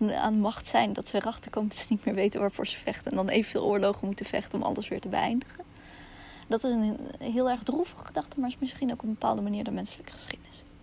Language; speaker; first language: Dutch; early bilingual, other home language; Russian